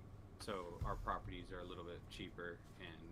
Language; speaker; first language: English; native; English